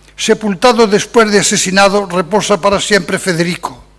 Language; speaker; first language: Spanish; non-native, local second language; Galician